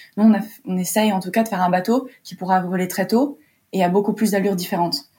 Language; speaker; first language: French; early bilingual, heritage; French